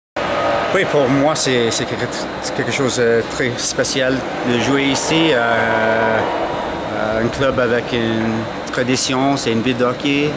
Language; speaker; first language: French; non-native, fluent; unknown